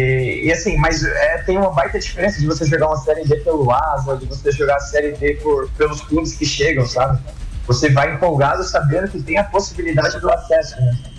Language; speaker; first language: Portuguese; native; Portuguese